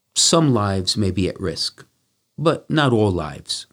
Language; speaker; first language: English; native; English